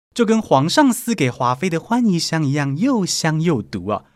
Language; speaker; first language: Chinese; native; Chinese